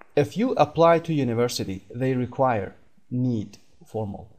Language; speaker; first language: English; non-native, fluent; Persian